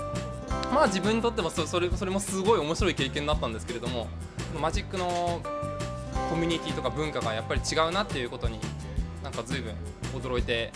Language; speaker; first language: Japanese; early bilingual, heritage; Japanese